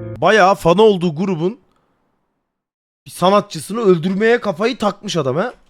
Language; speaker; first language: Turkish; native; Turkish